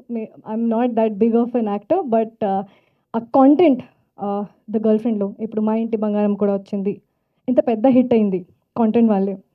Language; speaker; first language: Telugu; non-native, fluent; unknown